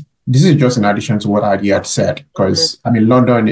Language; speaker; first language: English; non-native, local second language; Yoruba